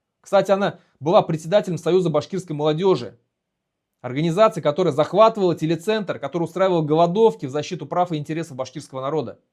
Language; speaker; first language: Russian; non-native, local second language; Bashkir